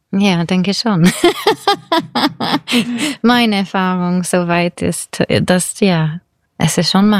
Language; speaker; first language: German; non-native, fluent; English